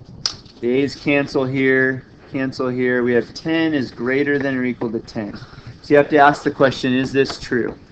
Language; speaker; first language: English; native; English